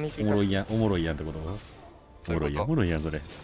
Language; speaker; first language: Japanese; native; Japanese